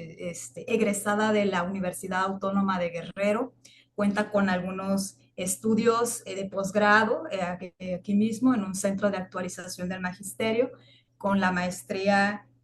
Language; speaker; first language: Spanish; native; Spanish